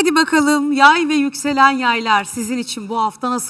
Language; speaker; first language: Turkish; native; Turkish